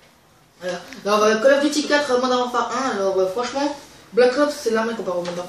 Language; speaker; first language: French; native; French